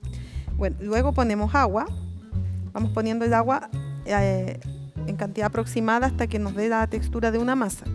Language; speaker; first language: Spanish; native; Spanish